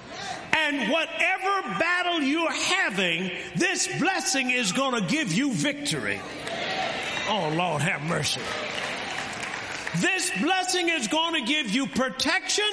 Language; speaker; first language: English; native; English